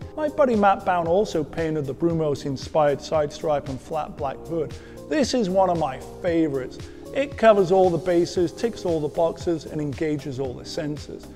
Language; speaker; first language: English; native; English